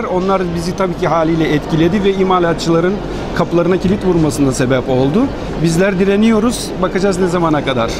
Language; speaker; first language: Turkish; early bilingual, heritage; Turkish